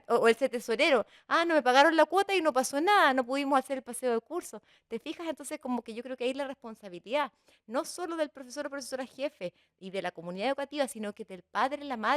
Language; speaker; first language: Spanish; native; Spanish